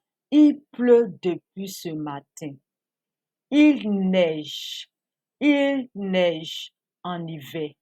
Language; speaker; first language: French; non-native, fluent; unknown